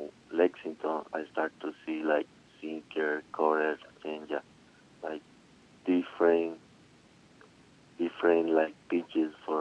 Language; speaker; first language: English; non-native, learner; Spanish